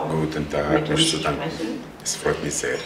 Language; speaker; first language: German; non-native, fluent; Arabic